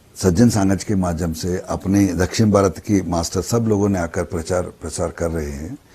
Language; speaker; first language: Hindi; non-native, local second language; Telugu